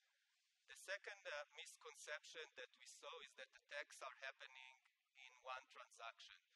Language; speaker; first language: English; non-native, fluent; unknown